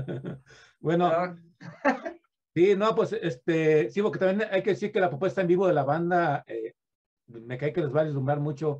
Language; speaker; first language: Spanish; native; Spanish